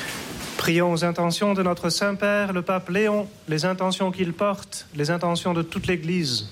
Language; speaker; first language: French; native; French